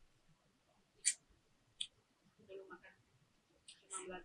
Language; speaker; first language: Indonesian; non-native, learner; Russian